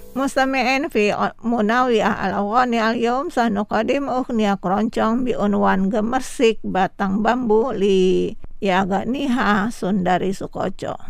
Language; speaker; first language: Arabic; non-native, fluent; Indonesian